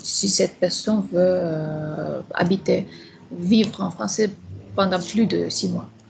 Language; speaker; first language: French; non-native, fluent; Armenian